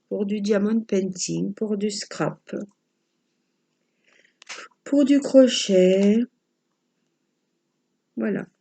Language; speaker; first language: French; native; French